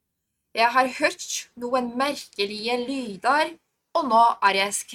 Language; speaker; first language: Norwegian; non-native, fluent; Polish